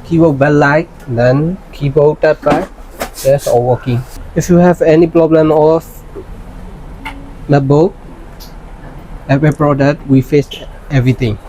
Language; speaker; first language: English; non-native, learner; Thai